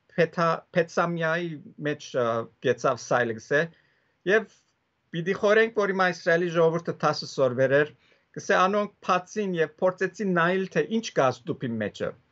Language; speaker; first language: Armenian; early bilingual, heritage; Armenian